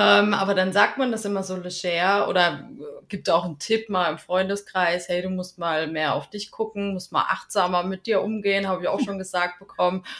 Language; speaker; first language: German; native; German